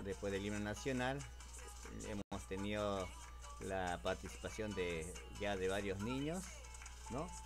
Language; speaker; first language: Spanish; native; Spanish